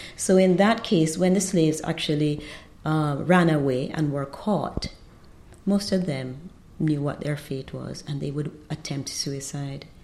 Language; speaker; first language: English; native; English